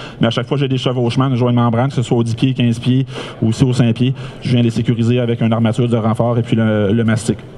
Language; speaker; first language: French; native; French